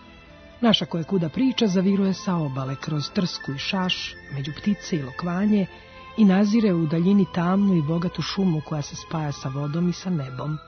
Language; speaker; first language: Serbian; native; Serbian